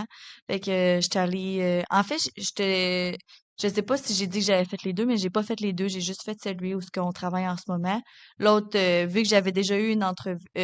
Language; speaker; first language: French; native; French